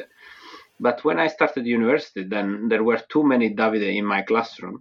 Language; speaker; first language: English; non-native, fluent; Italian